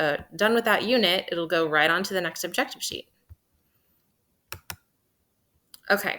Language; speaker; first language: English; native; English